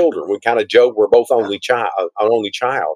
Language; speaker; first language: English; native; English